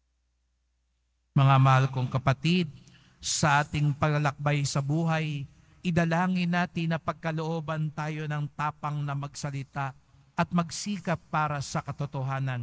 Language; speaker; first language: Filipino; native; Filipino